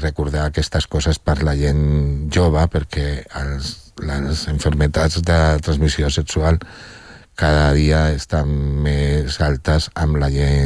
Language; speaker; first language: Catalan; non-native, local second language; Spanish